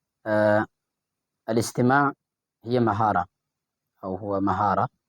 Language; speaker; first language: Arabic; non-native, fluent; Urdu